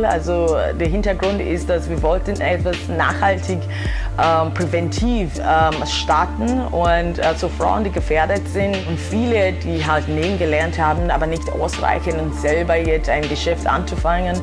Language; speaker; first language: German; non-native, fluent; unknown